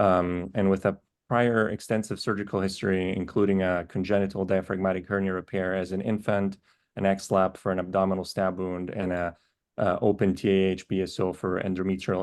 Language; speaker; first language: English; native; English